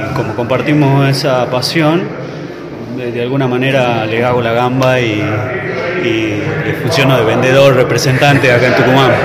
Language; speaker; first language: Spanish; native; Spanish